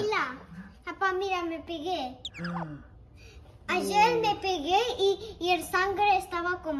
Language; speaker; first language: Spanish; early bilingual, heritage; Spanish